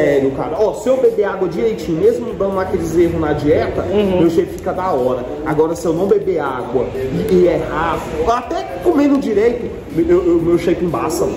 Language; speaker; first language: Portuguese; native; Portuguese